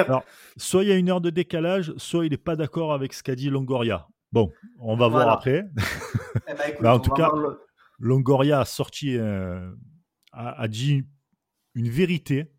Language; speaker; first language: French; native; French